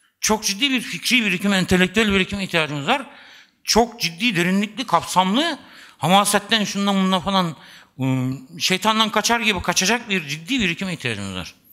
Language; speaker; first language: Turkish; native; Turkish